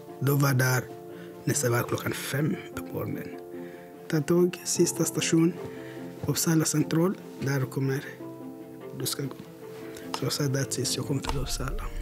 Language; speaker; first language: Swedish; non-native, learner; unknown